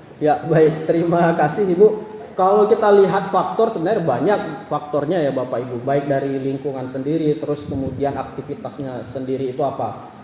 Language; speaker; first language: Indonesian; non-native, local second language; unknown